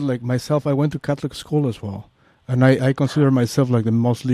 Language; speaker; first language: English; non-native, fluent; Spanish